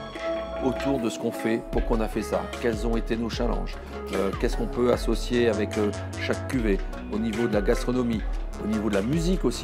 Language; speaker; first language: French; native; French